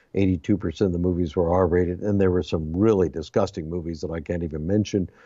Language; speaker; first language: English; native; English